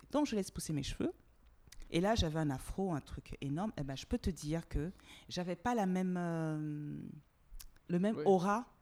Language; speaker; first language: French; native; French